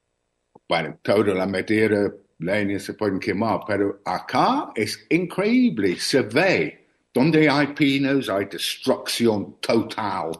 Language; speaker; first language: Spanish; non-native, learner; English